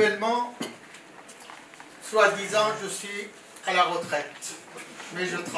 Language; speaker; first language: French; non-native, fluent; Persian